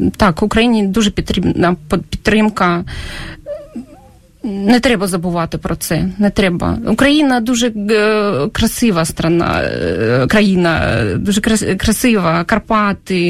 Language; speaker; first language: Ukrainian; non-native, local second language; Russian